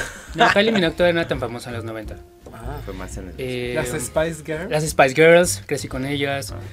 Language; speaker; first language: Spanish; native; Spanish